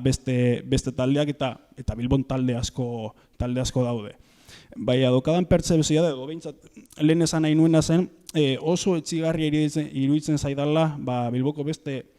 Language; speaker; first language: Basque; native; Basque